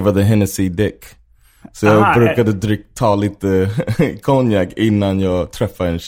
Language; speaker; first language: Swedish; non-native, fluent; English